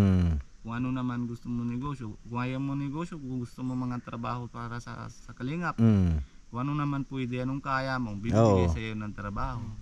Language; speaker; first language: Filipino; non-native, fluent; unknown